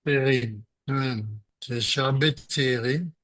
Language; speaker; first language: Hebrew; non-native, learner; French